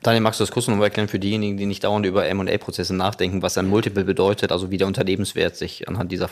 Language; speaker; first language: German; native; German